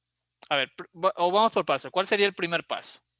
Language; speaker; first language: Spanish; native; Spanish